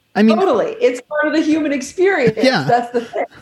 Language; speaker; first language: English; native; English